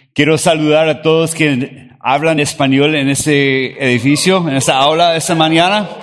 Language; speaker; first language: Spanish; early bilingual, other home language; English